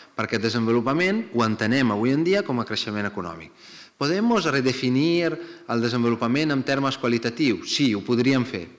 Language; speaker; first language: Catalan; non-native, fluent; Italian